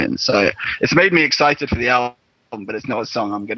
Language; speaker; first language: English; native; English